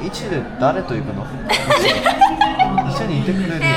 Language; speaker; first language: Japanese; non-native, learner; Korean